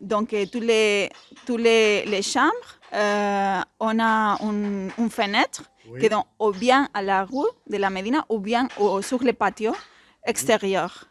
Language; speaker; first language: French; non-native, fluent; Spanish